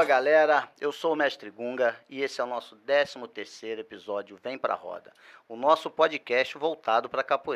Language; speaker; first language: Portuguese; native; Portuguese